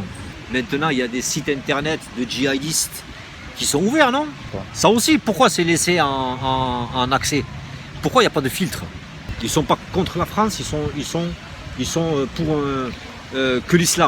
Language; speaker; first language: French; early bilingual, other home language; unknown